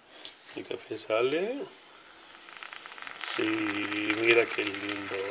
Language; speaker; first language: Spanish; non-native, learner; Hebrew